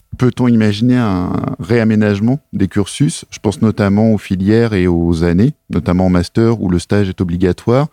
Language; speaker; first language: French; native; French